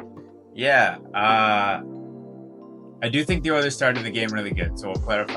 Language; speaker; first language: English; native; English